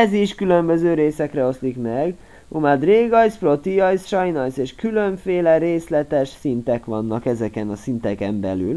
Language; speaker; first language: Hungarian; native; Hungarian